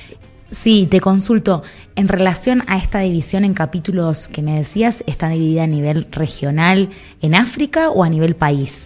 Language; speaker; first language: Spanish; native; Spanish